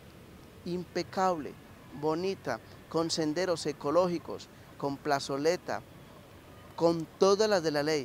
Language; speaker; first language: Spanish; native; Spanish